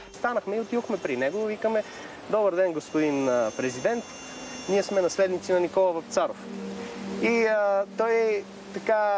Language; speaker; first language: Bulgarian; native; Bulgarian